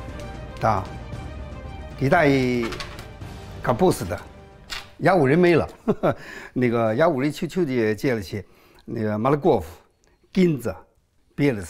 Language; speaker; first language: Russian; non-native, learner; Chinese